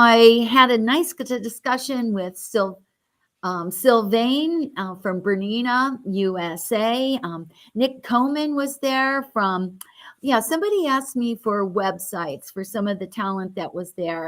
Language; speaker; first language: English; native; English